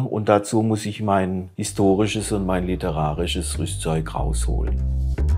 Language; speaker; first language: German; non-native, local second language; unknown